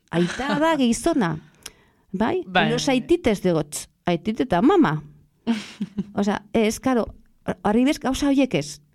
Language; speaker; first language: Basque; non-native, local second language; Spanish